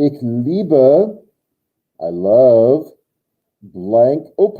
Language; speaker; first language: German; non-native, fluent; English